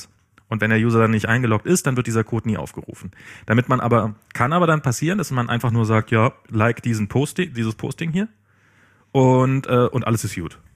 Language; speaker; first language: German; native; German